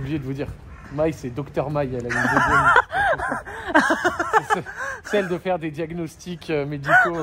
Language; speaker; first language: French; native; French